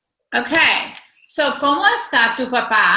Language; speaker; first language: Spanish; non-native, fluent; English